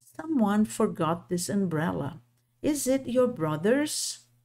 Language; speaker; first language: English; non-native, fluent; Portuguese